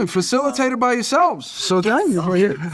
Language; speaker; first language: English; native; English